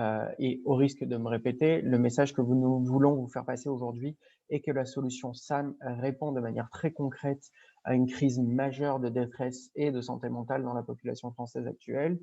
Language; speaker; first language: French; native; French